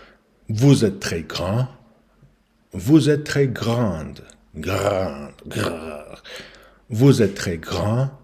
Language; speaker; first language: French; non-native, learner; English